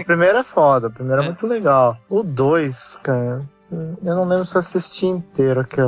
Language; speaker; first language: Portuguese; native; Portuguese